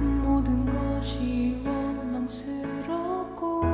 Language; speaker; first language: Korean; native; Korean